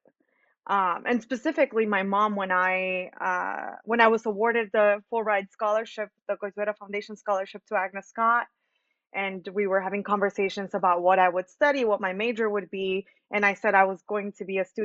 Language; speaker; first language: English; early bilingual, other home language; Spanish